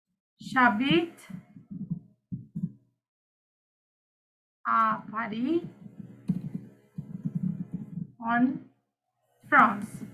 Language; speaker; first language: French; non-native, fluent; Sinhala